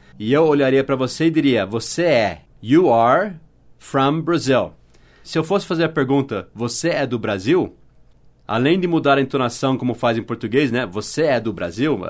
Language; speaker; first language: Portuguese; non-native, fluent; English